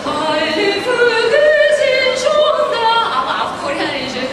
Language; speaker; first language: German; non-native, learner; Korean